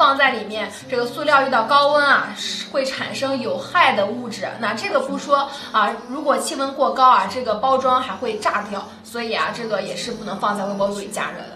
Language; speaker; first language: Chinese; native; Chinese